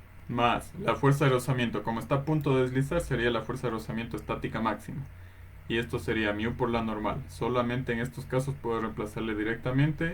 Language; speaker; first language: Spanish; native; Spanish